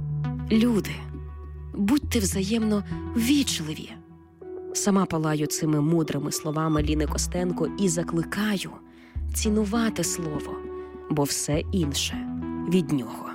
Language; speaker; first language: Ukrainian; native; Ukrainian